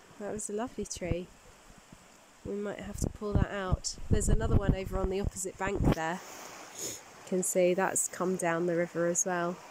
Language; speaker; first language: English; native; English